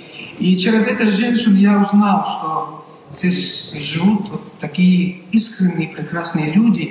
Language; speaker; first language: Russian; non-native, local second language; Tajik